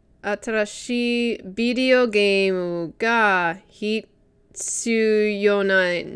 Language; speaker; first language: Japanese; non-native, learner; English